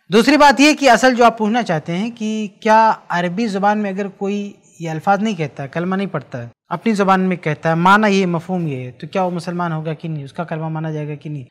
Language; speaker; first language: Hindi; native; Hindi